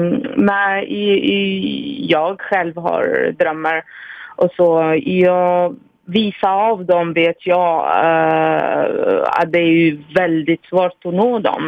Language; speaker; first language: Swedish; non-native, fluent; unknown